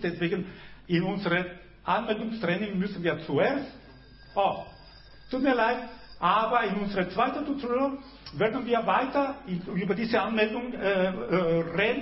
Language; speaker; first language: German; non-native, fluent; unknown